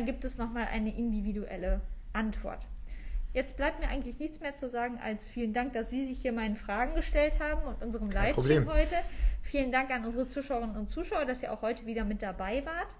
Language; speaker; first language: German; native; German